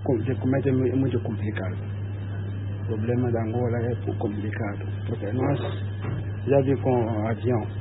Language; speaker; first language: Portuguese; non-native, learner; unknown